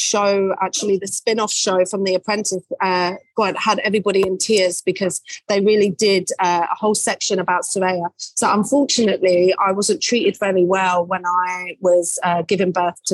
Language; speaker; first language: English; native; English